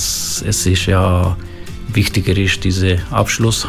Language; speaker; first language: German; non-native, fluent; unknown